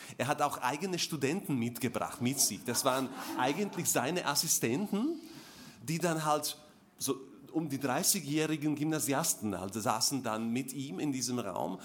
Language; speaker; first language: German; non-native, fluent; Slovak